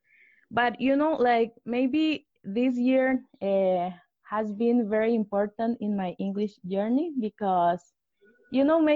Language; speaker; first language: English; non-native, learner; Spanish